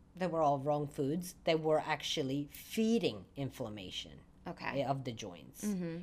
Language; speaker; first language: English; non-native, fluent; Italian